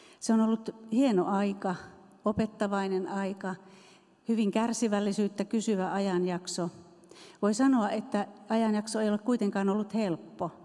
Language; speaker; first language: Finnish; native; Finnish